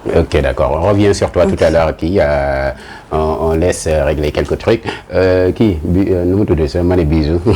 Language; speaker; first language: French; non-native, local second language; Wolof